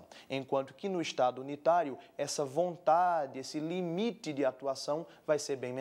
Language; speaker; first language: Portuguese; native; Portuguese